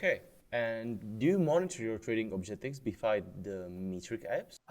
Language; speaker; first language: English; non-native, fluent; Czech